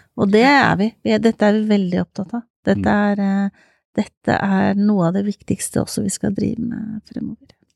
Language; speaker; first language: Norwegian; native; Norwegian